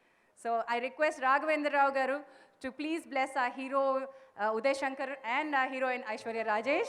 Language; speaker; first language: Telugu; native; Telugu